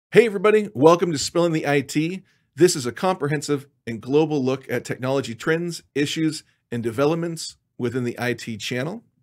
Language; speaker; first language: English; native; English